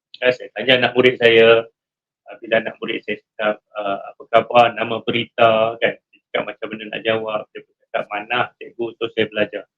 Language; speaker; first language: Malay; native; Malay